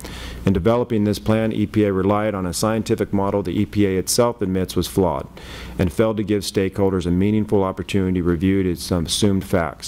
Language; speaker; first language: English; native; English